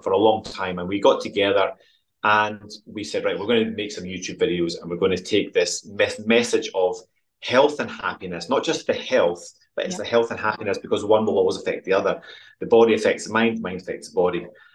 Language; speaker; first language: English; native; English